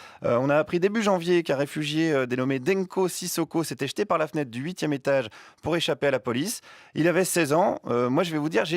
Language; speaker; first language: French; native; French